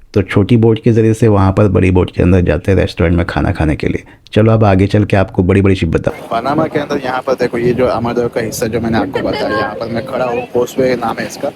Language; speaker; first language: Hindi; native; Hindi